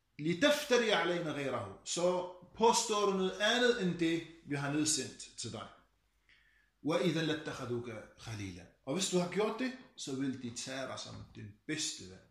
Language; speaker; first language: Danish; early bilingual, other home language; Arabic